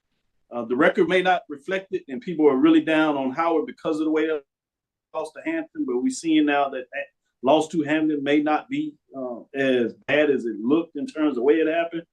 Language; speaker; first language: English; native; English